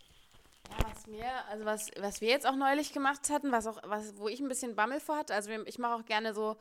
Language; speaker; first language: German; native; German